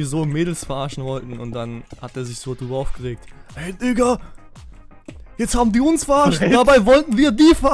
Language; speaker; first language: German; native; German